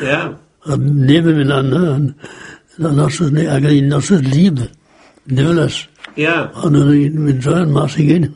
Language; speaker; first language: Welsh; native; Welsh